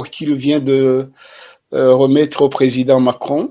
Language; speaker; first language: French; non-native, local second language; Kinyarwanda